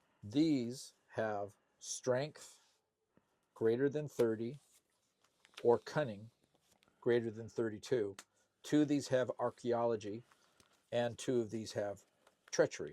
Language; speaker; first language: English; native; English